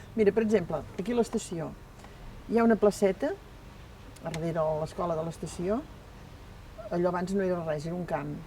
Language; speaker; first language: Catalan; native; Catalan